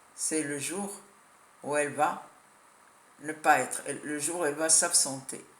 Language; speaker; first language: French; non-native, local second language; Arabic